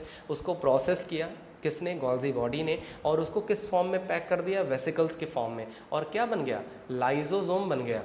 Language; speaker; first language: Hindi; native; Hindi